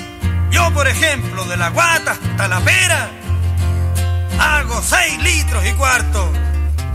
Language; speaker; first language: Spanish; native; Spanish